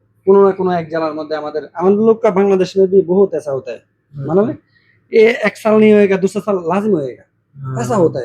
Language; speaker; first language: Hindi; non-native, learner; Bangla